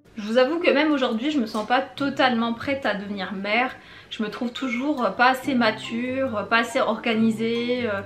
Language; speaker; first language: French; native; French